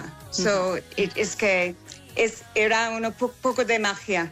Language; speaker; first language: Spanish; non-native, fluent; English